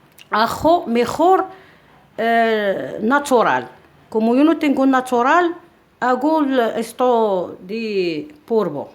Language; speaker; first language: Spanish; non-native, learner; Arabic